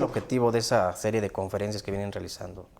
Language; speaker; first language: Spanish; native; Spanish